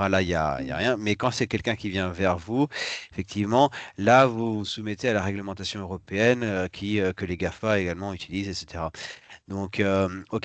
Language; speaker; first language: French; native; French